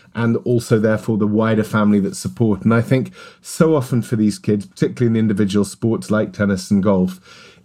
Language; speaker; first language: English; native; English